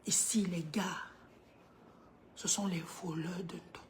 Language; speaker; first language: French; native; French